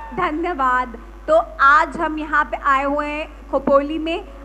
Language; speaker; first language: Hindi; non-native, local second language; Marathi